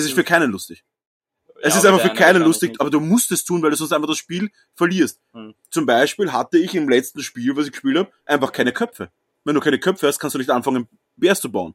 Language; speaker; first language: German; native; German